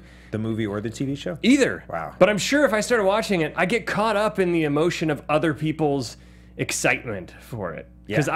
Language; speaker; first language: English; native; English